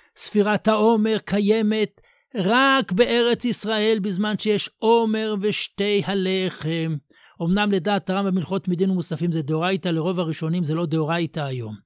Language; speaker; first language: Hebrew; native; Hebrew